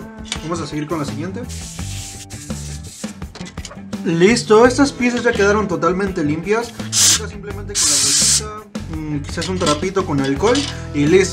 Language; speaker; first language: Spanish; native; Spanish